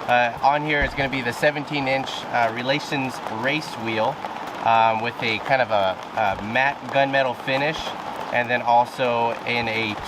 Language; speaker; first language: English; native; English